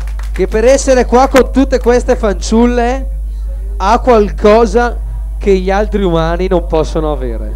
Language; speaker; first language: Italian; native; Italian